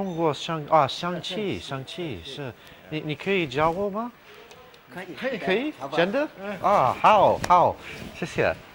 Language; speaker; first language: Chinese; non-native, learner; English